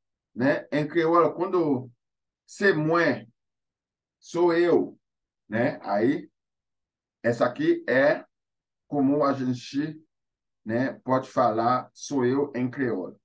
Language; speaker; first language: Portuguese; non-native, fluent; Haitian Creole